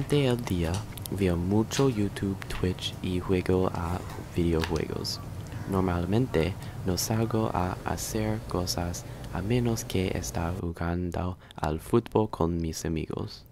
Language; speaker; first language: Spanish; non-native, learner; English